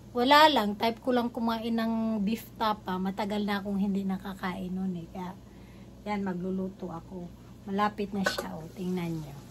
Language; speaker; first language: Filipino; non-native, local second language; Cebuano